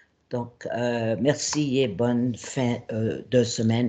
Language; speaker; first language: French; native; French